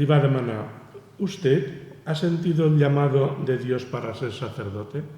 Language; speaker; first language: Spanish; non-native, local second language; Catalan